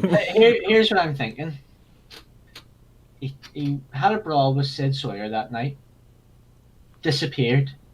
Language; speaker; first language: English; native; English